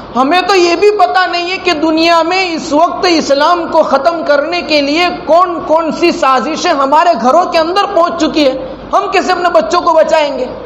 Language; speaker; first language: Urdu; non-native, local second language; Gujarati